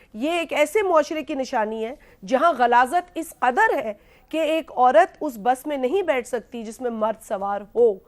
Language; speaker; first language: Urdu; non-native, local second language; Sindhi